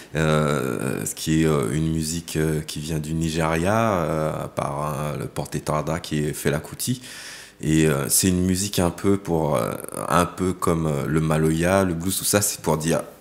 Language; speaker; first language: French; native; French